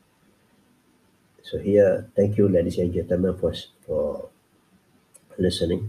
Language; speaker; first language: English; non-native, local second language; Pattani Malay